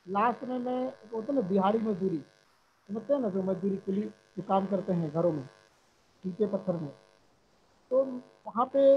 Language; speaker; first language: Hindi; native; Hindi